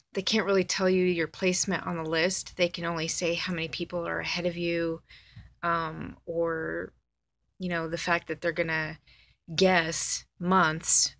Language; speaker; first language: English; native; English